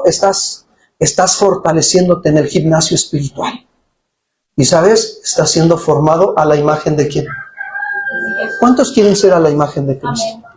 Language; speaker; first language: Spanish; native; Spanish